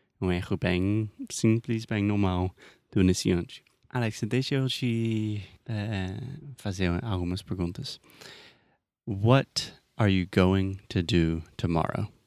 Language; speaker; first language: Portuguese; non-native, fluent; English